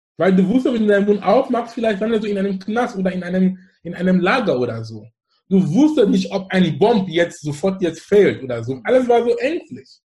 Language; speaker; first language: German; non-native, fluent; English